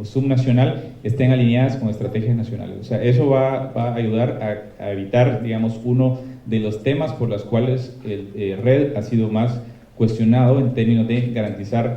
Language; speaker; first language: Spanish; native; Spanish